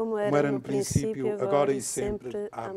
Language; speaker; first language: Portuguese; native; Portuguese